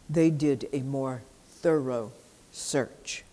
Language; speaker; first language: English; native; English